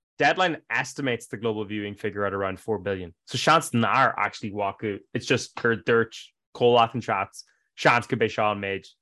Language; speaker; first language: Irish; native; Irish